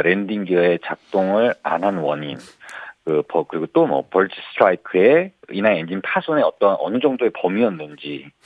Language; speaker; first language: Korean; native; Korean